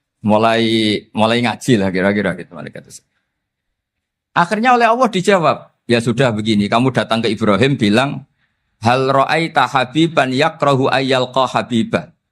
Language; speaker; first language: Indonesian; non-native, local second language; Javanese